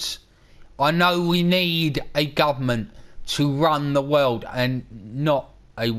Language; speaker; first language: English; native; English